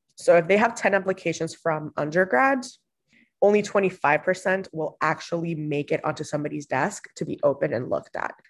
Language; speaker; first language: English; non-native, fluent; Spanish